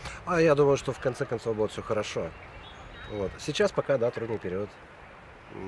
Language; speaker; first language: Russian; native; Russian